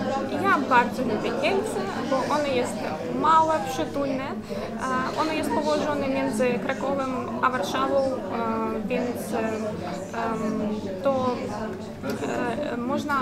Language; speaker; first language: Polish; non-native, fluent; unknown